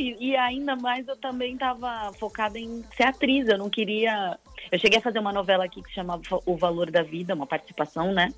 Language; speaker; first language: Portuguese; native; Portuguese